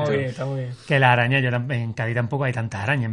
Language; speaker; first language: Spanish; native; Spanish